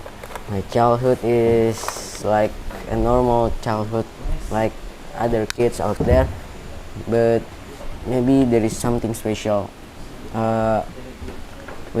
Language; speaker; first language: English; non-native, learner; Indonesian